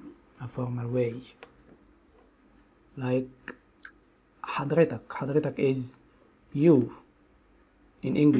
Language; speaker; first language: English; non-native, local second language; Arabic